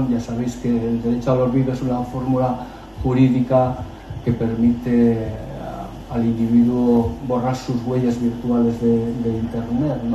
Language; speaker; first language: Spanish; native; Spanish